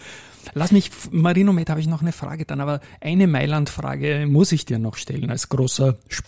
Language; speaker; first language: German; native; German